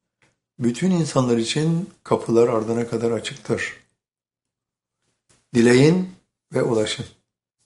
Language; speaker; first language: Turkish; native; Turkish